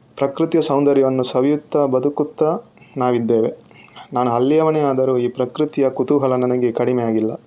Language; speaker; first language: Kannada; non-native, local second language; Tulu